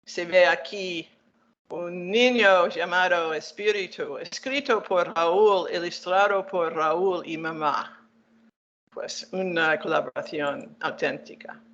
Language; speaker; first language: Spanish; non-native, learner; English